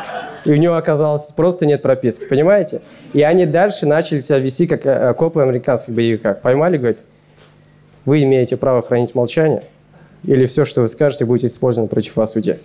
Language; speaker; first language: Russian; native; Russian